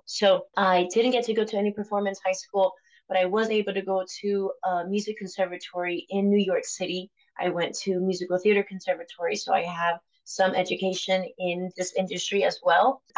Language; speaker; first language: English; early bilingual, other home language; Spanish